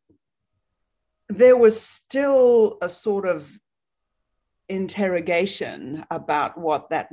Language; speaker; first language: English; native; English